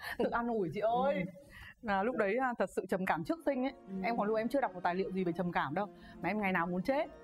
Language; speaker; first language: Vietnamese; native; Vietnamese